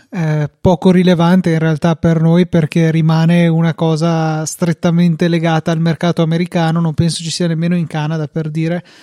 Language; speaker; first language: Italian; native; Italian